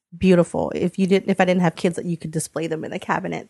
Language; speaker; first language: English; native; English